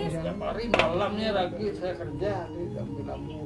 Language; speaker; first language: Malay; non-native, local second language; Balinese